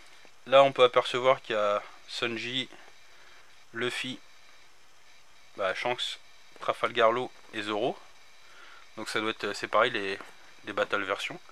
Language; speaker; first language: French; native; French